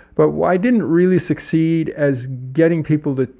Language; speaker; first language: English; native; English